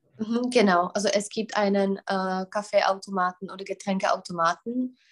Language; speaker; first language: German; non-native, fluent; Czech